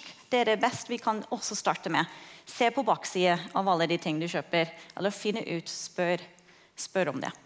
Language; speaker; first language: Norwegian; non-native, fluent; English